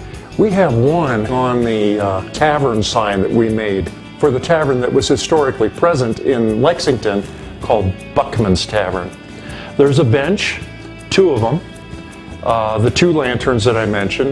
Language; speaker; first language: English; native; English